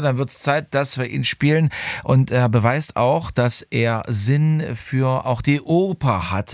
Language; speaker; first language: German; native; German